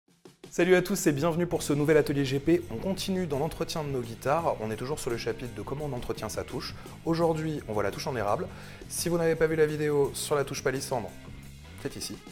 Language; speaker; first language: French; native; French